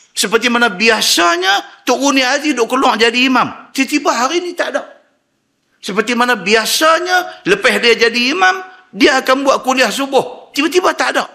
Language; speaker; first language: Malay; native; Malay